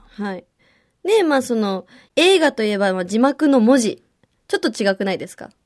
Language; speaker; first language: Japanese; native; Japanese